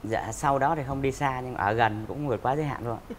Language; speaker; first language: Vietnamese; native; Vietnamese